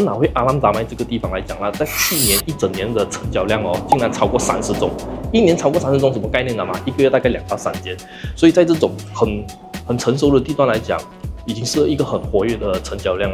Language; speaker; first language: Chinese; native; Chinese